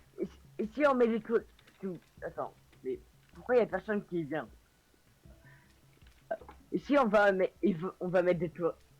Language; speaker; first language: French; native; French